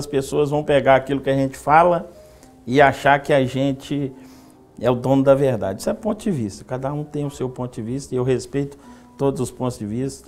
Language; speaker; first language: Portuguese; native; Portuguese